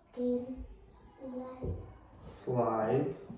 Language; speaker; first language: English; non-native, learner; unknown